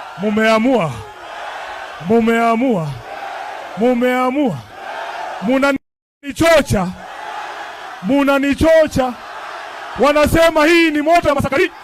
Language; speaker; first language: Swahili; non-native, local second language; Luyia